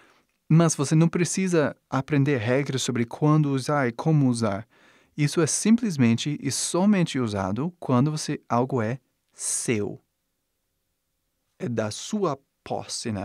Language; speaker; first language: Portuguese; non-native, fluent; English